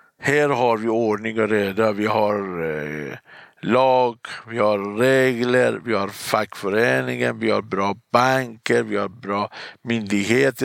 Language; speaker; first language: Swedish; non-native, fluent; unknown